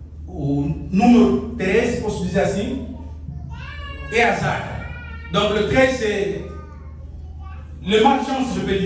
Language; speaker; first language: French; non-native, local second language; Lingala